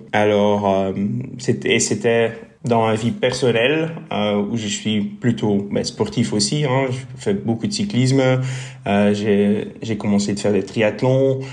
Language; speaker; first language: French; non-native, local second language; Dutch